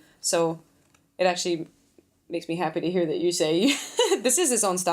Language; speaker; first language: English; native; English